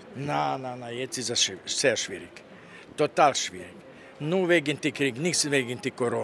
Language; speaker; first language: German; non-native, learner; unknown